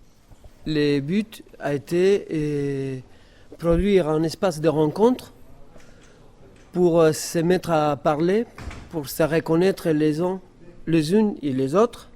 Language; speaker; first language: French; non-native, fluent; Spanish